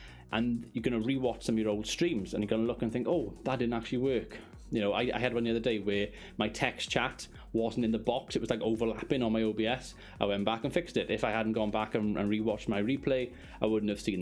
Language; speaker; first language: English; native; English